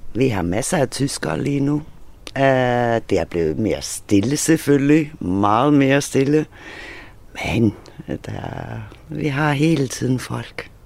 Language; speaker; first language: Danish; non-native, local second language; Faroese